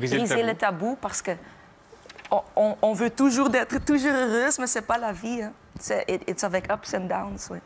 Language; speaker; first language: French; non-native, local second language; Dutch